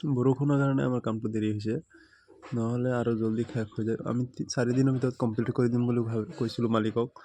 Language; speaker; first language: Assamese; non-native, local second language; Bangla